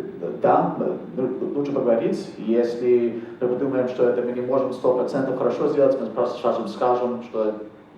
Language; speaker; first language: Russian; non-native, fluent; English